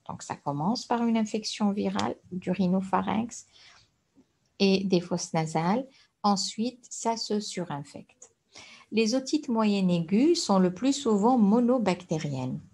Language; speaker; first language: French; non-native, local second language; Arabic